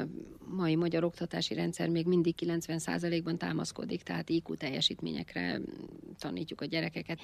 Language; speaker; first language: Hungarian; native; Hungarian